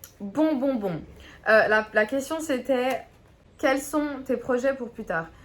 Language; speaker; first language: French; native; French